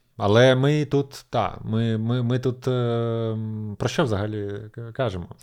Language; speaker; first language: Ukrainian; native; Ukrainian